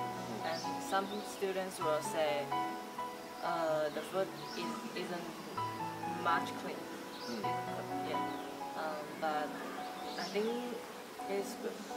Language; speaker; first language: English; non-native, learner; Chinese